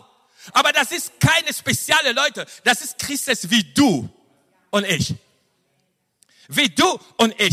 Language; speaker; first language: German; non-native, fluent; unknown